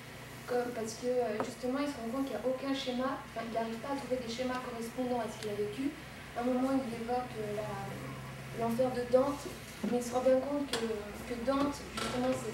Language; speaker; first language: French; native; French